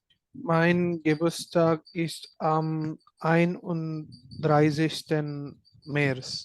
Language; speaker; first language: German; non-native, learner; Malayalam